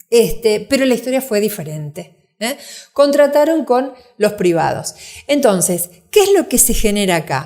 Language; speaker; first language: Spanish; native; Spanish